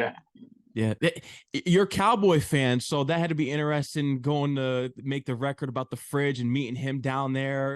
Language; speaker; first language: English; native; English